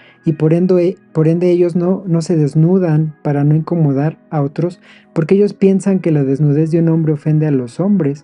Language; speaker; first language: Spanish; native; Spanish